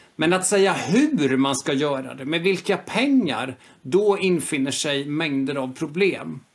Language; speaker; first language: Swedish; native; Swedish